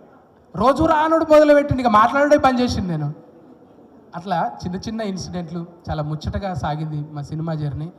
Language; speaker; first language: Telugu; native; Telugu